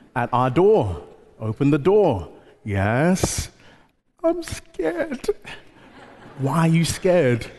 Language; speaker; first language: English; early bilingual, other home language; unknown